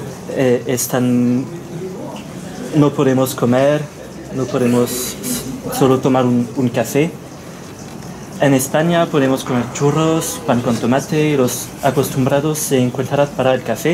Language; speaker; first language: Spanish; non-native, learner; French